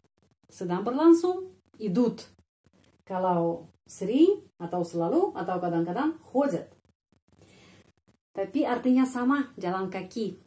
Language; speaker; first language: Indonesian; non-native, fluent; Russian